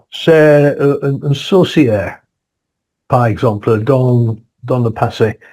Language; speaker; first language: French; non-native, learner; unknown